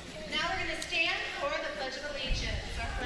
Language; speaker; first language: English; native; English